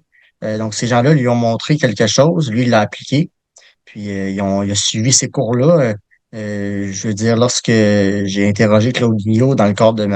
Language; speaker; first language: French; native; French